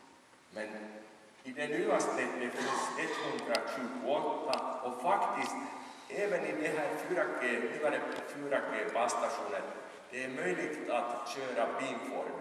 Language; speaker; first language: Swedish; non-native, local second language; Finnish